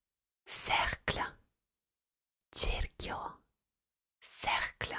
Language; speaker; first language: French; non-native, fluent; Italian